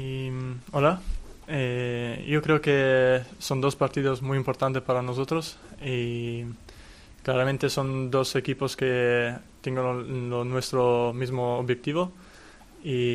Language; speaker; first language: Spanish; non-native, fluent; Italian